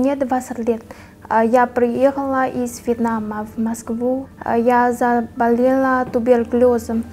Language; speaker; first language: Russian; non-native, learner; Vietnamese